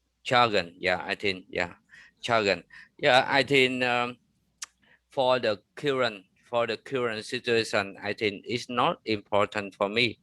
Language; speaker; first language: English; non-native, learner; Vietnamese